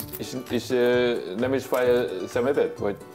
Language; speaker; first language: Hungarian; non-native, learner; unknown